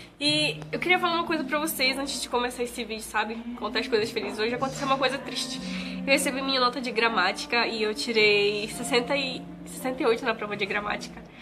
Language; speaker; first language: Portuguese; native; Portuguese